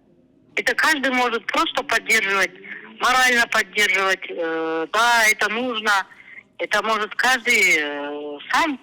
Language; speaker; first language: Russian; non-native, local second language; Kyrgyz